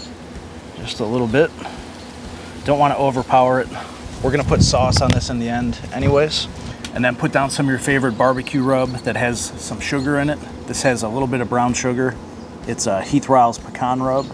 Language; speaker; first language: English; native; English